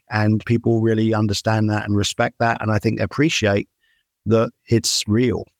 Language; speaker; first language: English; native; English